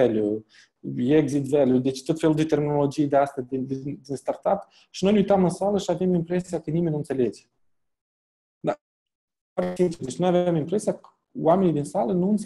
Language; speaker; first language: Romanian; native; Romanian